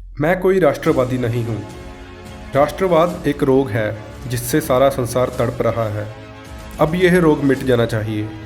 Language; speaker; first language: Hindi; native; Hindi